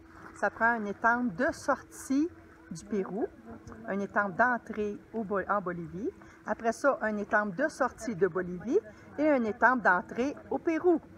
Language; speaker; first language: French; native; French